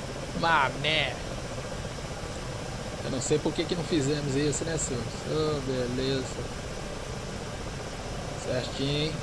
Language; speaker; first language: Portuguese; native; Portuguese